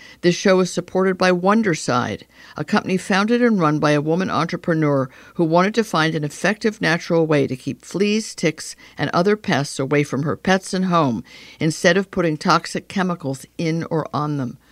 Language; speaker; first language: English; native; English